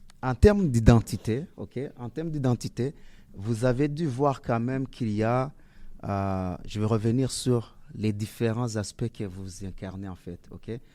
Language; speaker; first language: French; native; French